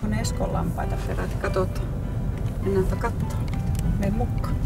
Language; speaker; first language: Finnish; native; Finnish